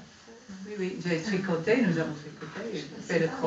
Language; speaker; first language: French; non-native, learner; English